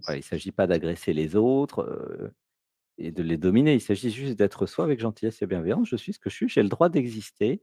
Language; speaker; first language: French; native; French